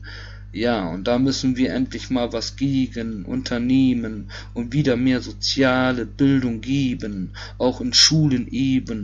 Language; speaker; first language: German; native; German